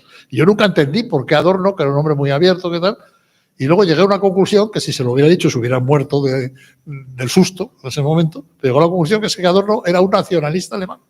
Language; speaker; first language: Spanish; native; Spanish